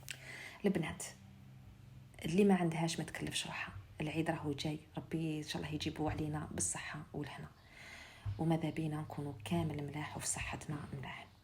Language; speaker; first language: Arabic; native; Arabic